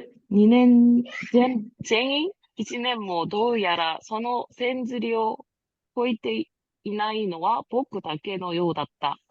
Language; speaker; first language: Japanese; non-native, learner; Korean